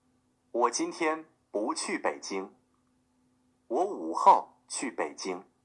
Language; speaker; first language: Chinese; non-native, learner; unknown